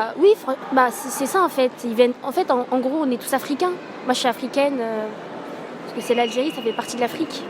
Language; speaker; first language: French; early bilingual, other home language; Arabic